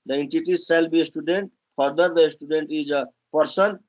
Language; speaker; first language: English; non-native, local second language; Nepali